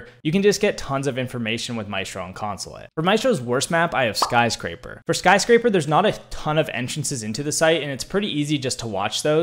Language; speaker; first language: English; native; English